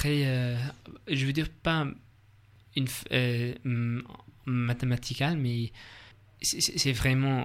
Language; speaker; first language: French; non-native, learner; English